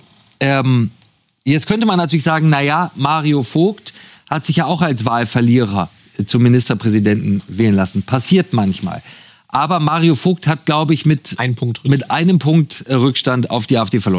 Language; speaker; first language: German; native; German